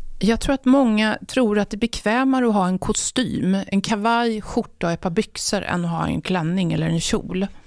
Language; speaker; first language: Swedish; native; Swedish